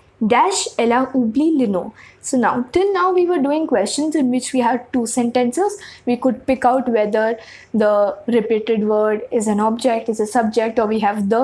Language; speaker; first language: English; non-native, local second language; Hindi